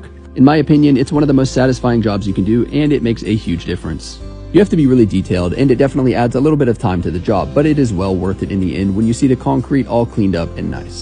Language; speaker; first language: English; native; English